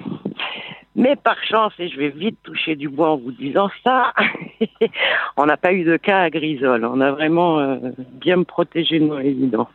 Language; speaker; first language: French; native; French